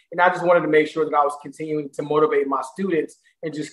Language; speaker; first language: English; native; English